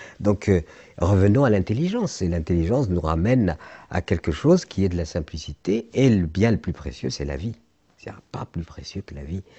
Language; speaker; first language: French; non-native, local second language; Arabic